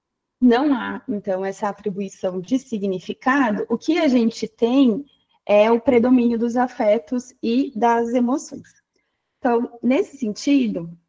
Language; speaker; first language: Portuguese; native; Portuguese